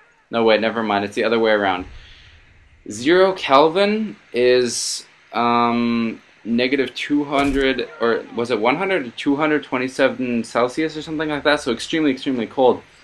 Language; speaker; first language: English; early bilingual, other home language; German